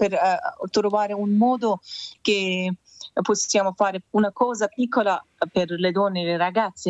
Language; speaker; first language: Italian; non-native, learner; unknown